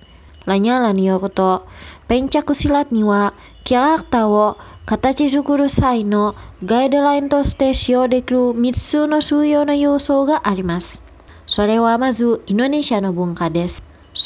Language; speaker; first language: Japanese; non-native, fluent; Indonesian